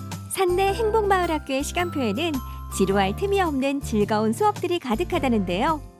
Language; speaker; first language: Korean; native; Korean